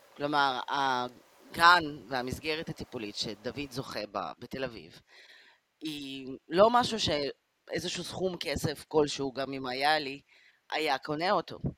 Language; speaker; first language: Hebrew; native; Hebrew